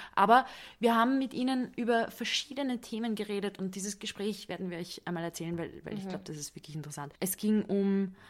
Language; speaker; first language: German; non-native, fluent; Hungarian